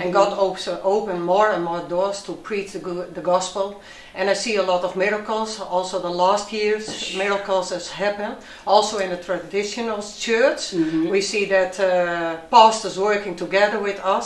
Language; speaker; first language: English; non-native, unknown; Dutch